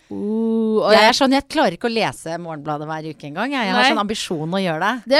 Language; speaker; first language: Norwegian; native; Norwegian